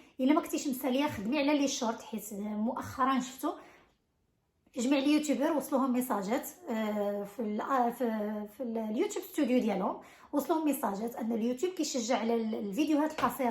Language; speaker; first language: Arabic; native; Arabic